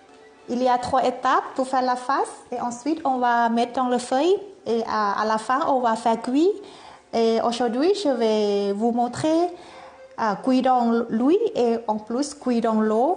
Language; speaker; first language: French; non-native, learner; Thai